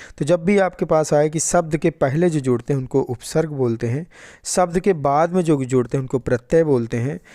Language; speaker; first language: Hindi; native; Hindi